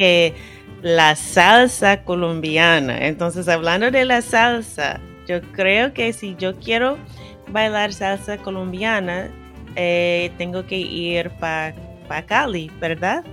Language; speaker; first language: Spanish; non-native, fluent; English